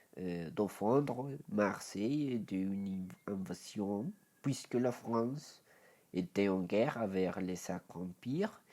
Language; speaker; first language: French; non-native, learner; Spanish